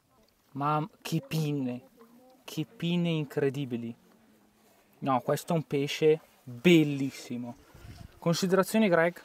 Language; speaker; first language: Italian; native; Italian